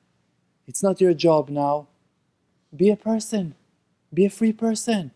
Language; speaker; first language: English; non-native, fluent; Hebrew